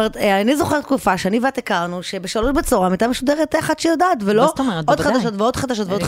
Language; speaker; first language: Hebrew; native; Hebrew